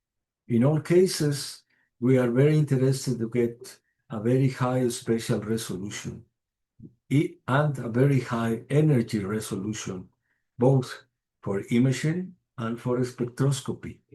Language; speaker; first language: English; non-native, fluent; Spanish